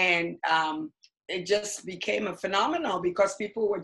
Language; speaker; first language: English; non-native, local second language; Akan